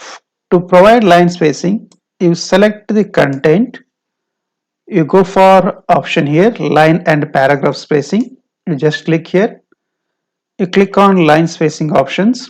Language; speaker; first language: English; non-native, local second language; Kannada